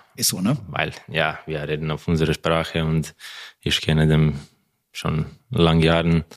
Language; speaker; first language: German; non-native, learner; Croatian